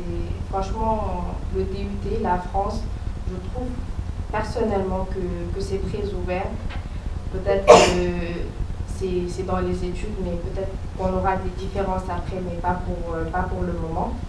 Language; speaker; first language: French; non-native, local second language; Wolof